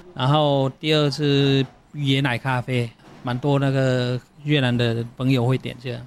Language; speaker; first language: Chinese; non-native, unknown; Vietnamese